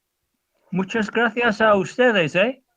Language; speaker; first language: Spanish; non-native, learner; English